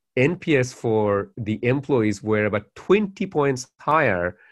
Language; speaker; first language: English; non-native, local second language; Bangla